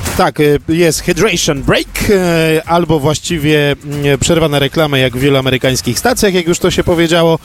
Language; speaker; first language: Polish; native; Polish